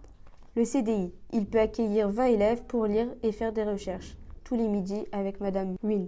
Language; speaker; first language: French; native; French